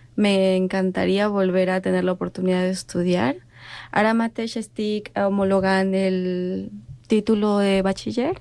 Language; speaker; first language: Catalan; non-native, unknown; Spanish